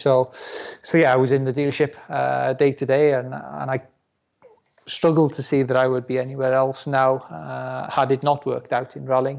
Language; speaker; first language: English; non-native, local second language; Welsh